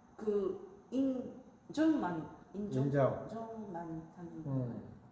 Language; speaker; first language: Korean; non-native, fluent; Japanese